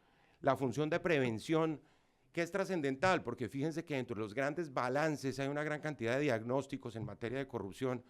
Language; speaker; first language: Spanish; native; Spanish